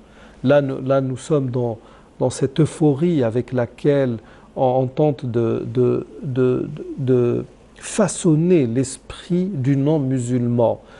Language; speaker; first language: French; non-native, local second language; Arabic